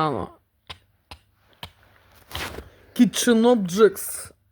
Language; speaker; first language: English; non-native, learner; Russian